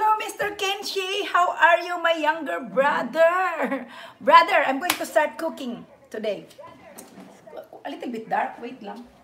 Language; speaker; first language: English; non-native, local second language; Filipino